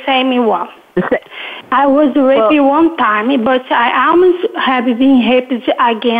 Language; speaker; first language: English; non-native, learner; Portuguese